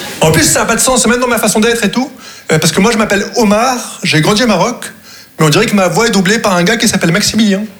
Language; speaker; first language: French; non-native, local second language; Arabic